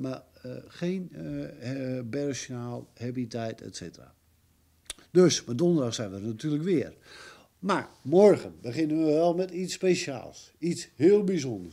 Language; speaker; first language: Dutch; native; Dutch